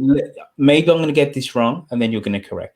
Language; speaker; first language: English; native; English